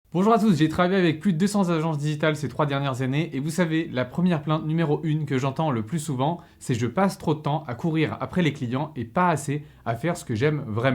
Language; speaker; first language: French; native; French